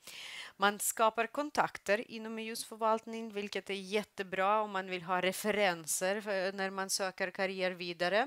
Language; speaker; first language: Swedish; non-native, fluent; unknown